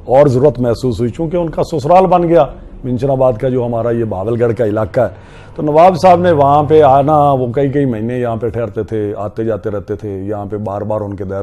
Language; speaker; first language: Urdu; non-native, local second language; Punjabi